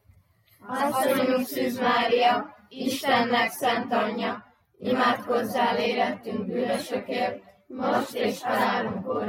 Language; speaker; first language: Hungarian; native; Hungarian